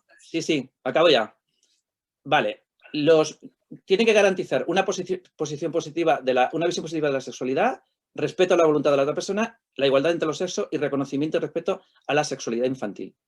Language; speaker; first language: Spanish; native; Spanish